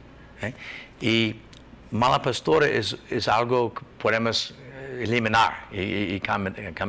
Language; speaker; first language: Spanish; non-native, learner; English